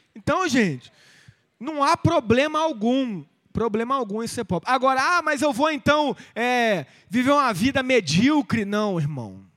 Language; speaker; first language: Portuguese; native; Portuguese